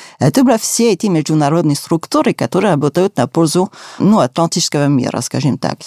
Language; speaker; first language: Russian; non-native, fluent; French